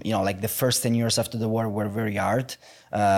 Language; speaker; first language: English; non-native, fluent; Italian